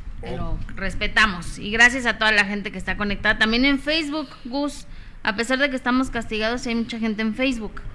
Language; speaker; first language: Spanish; native; Spanish